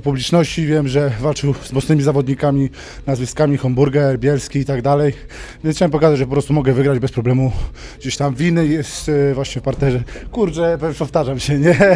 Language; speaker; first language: Polish; native; Polish